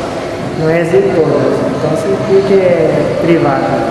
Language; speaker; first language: Spanish; non-native, learner; Portuguese